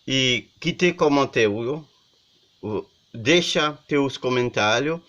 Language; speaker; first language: Portuguese; non-native, learner; Haitian Creole